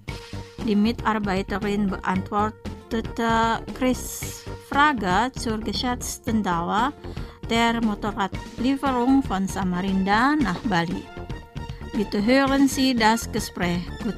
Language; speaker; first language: German; non-native, fluent; Indonesian